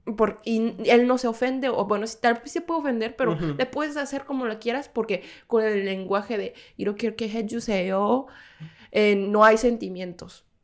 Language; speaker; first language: Spanish; non-native, fluent; Korean